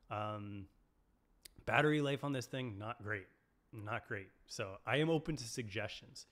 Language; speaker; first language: English; native; English